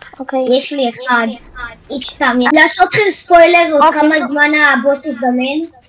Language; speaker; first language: Hebrew; native; Hebrew